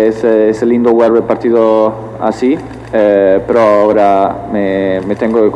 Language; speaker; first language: Spanish; non-native, learner; Italian